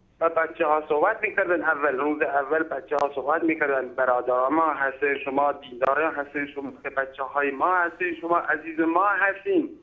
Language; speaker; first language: Persian; non-native, local second language; Turkmen